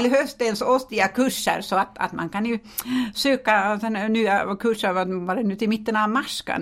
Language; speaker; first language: Swedish; non-native, fluent; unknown